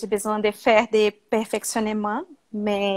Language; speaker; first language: French; non-native, learner; Portuguese